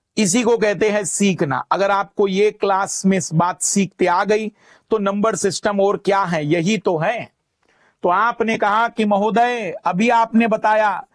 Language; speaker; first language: Hindi; native; Hindi